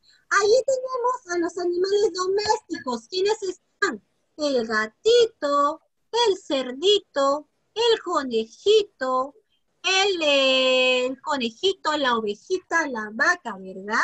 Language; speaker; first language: Spanish; native; Spanish